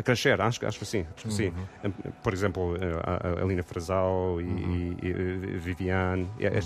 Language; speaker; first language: Portuguese; non-native, learner; English